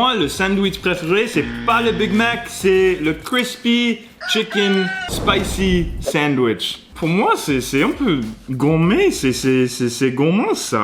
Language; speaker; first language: French; non-native, learner; English